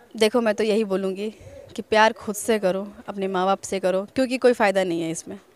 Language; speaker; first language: Hindi; native; Hindi